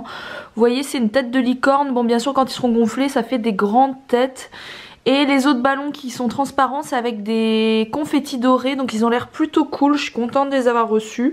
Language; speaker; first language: French; native; French